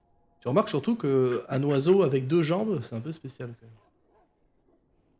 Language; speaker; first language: French; native; French